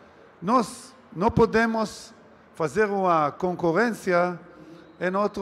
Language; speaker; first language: Portuguese; non-native, learner; Hebrew